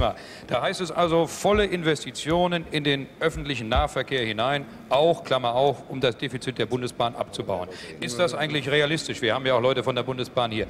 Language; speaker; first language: German; native; German